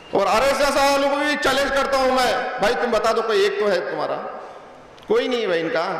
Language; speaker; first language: Hindi; non-native, local second language; Punjabi